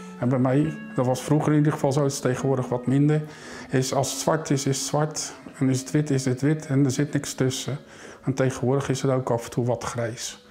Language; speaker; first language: Dutch; native; Dutch